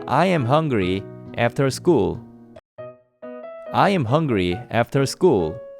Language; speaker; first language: English; non-native, fluent; Korean